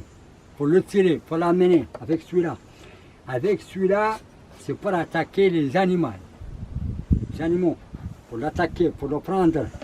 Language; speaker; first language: French; non-native, learner; Arabic